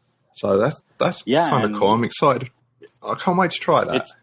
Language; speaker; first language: English; native; English